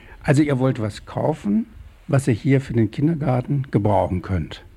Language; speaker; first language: German; native; German